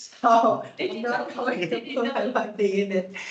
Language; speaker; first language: English; non-native, fluent; Vietnamese